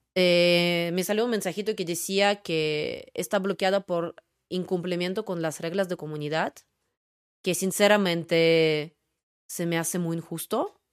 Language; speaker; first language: Spanish; non-native, fluent; Russian